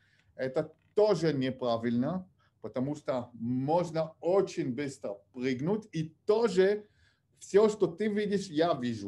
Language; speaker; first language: Russian; early bilingual, heritage; Russian